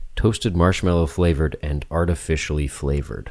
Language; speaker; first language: English; native; English